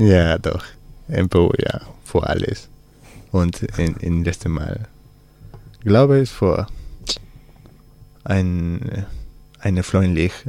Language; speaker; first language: German; non-native, learner; Spanish